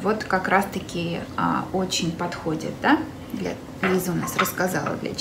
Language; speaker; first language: Russian; native; Russian